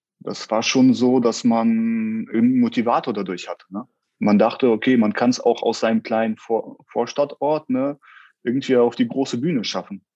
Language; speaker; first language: German; early bilingual, other home language; Russian